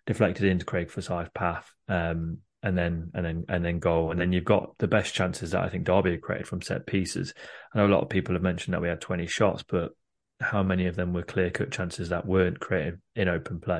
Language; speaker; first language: English; native; English